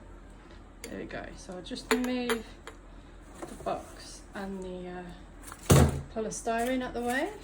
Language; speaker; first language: English; native; English